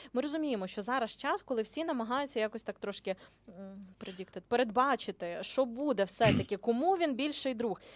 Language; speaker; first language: Ukrainian; native; Ukrainian